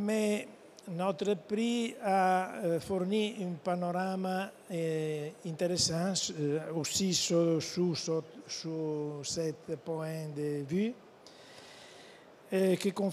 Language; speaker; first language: French; non-native, fluent; Italian